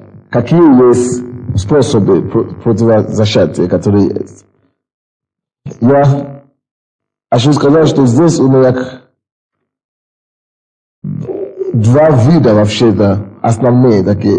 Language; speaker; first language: Russian; non-native, fluent; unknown